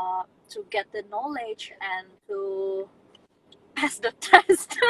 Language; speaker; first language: English; non-native, fluent; Indonesian